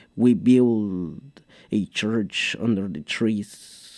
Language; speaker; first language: English; non-native, fluent; Mixtepec Mixtec